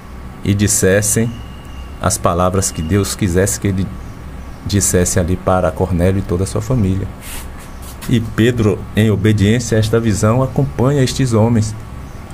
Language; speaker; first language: Portuguese; native; Portuguese